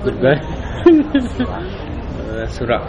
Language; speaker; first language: English; non-native, fluent; Tibetan